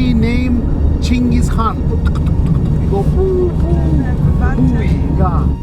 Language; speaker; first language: English; non-native, learner; Uzbek